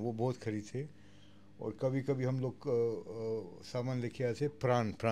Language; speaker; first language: Hindi; non-native, local second language; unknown